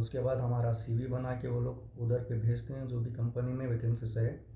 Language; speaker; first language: Hindi; native; Hindi